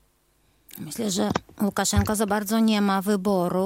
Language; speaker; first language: Polish; non-native, fluent; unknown